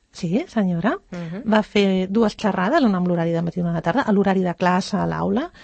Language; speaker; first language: Catalan; native; Catalan